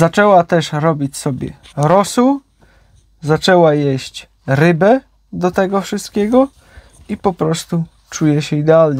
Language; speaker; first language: Polish; native; Polish